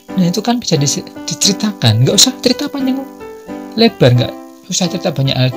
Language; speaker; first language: Indonesian; non-native, local second language; Javanese